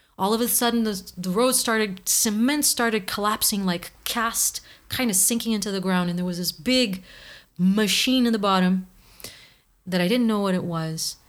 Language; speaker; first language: English; non-native, fluent; Portuguese